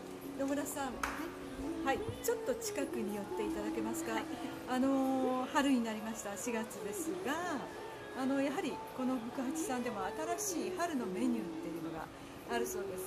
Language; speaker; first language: Japanese; native; Japanese